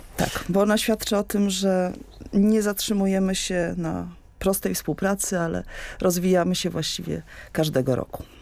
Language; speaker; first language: Polish; native; Polish